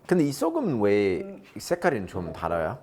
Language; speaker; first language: Korean; non-native, learner; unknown